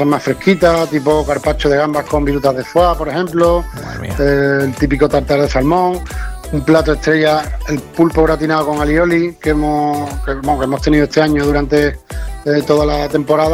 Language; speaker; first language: Spanish; native; Spanish